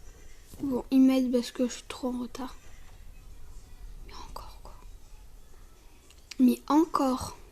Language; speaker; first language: French; native; French